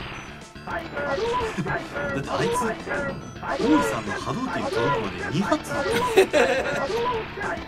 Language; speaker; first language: Japanese; native; Japanese